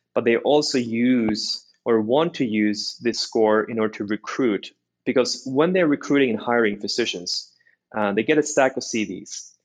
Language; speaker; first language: English; non-native, fluent; Norwegian